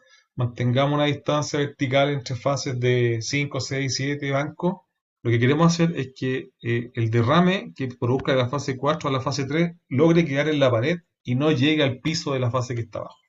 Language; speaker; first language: Spanish; native; Spanish